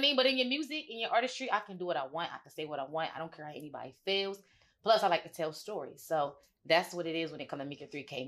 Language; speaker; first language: English; native; English